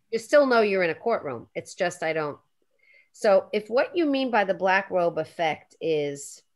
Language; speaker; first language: English; native; English